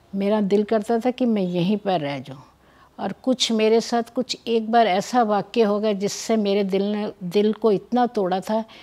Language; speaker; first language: Hindi; native; Hindi